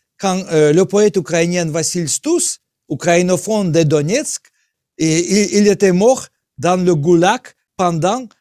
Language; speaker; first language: French; non-native, learner; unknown